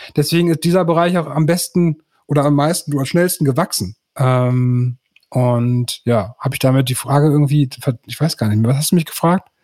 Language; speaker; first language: German; native; German